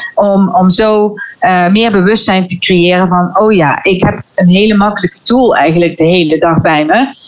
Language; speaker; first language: Dutch; native; Dutch